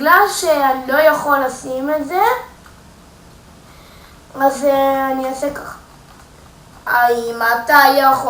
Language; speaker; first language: Hebrew; native; Hebrew